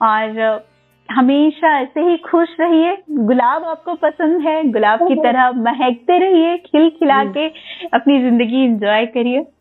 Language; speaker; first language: Hindi; native; Hindi